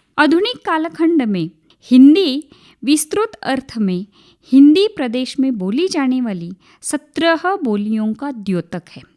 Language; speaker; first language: Hindi; non-native, local second language; Marathi